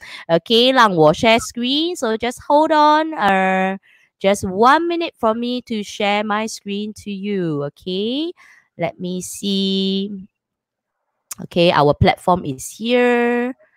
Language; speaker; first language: English; non-native, local second language; Chinese